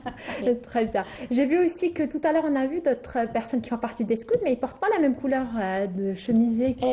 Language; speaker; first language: French; non-native, local second language; Arabic